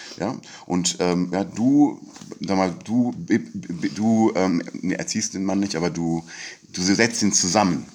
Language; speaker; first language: German; native; German